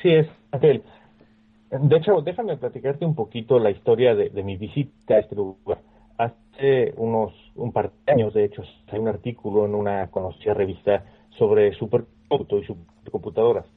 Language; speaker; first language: Spanish; native; Spanish